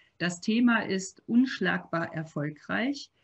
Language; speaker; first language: German; native; German